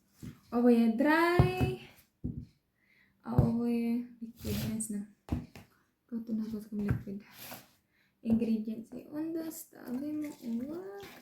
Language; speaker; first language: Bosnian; non-native, learner; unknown